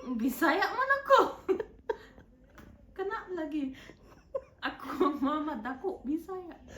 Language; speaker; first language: Cebuano; non-native, learner; German